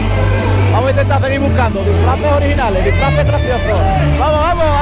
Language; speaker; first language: Spanish; native; Spanish